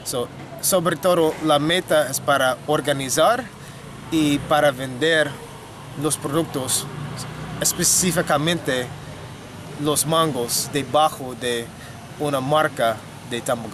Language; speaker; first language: Spanish; non-native, fluent; English